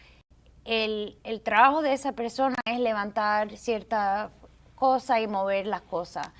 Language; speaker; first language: Spanish; early bilingual, heritage; Spanish